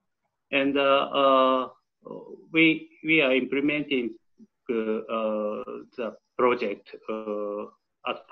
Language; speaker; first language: English; non-native, learner; Japanese